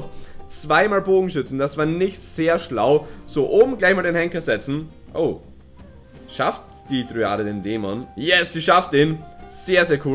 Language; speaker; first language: German; native; German